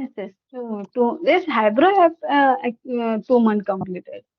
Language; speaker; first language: English; non-native, learner; Hindi